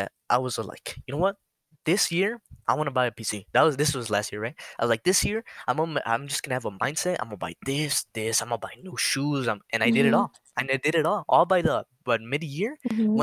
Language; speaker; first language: English; native; English